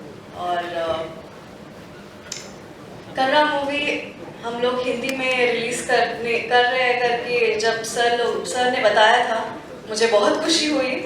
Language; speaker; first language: Hindi; non-native, local second language; Kannada